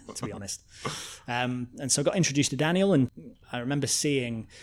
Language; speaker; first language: English; native; English